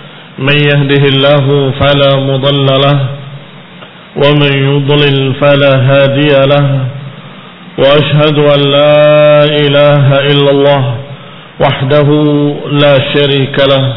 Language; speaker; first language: Arabic; non-native, fluent; Indonesian